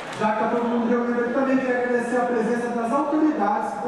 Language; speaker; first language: Portuguese; native; Portuguese